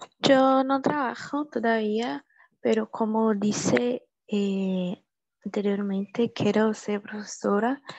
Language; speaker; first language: Spanish; non-native, learner; Portuguese